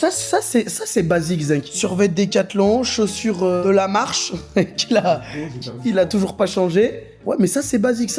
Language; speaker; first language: French; native; French